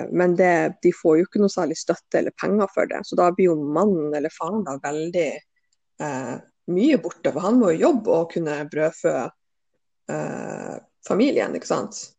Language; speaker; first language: Norwegian; native; Norwegian